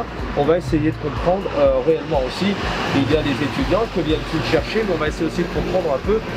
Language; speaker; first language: French; native; French